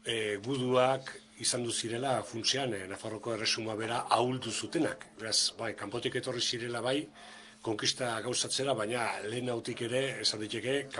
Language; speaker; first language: Basque; native; Basque